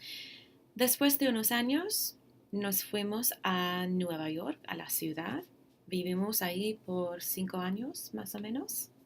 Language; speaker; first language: Spanish; non-native, fluent; English